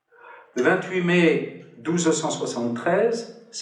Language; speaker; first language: French; native; French